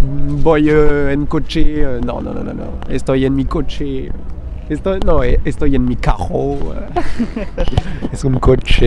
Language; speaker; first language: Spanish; non-native, fluent; French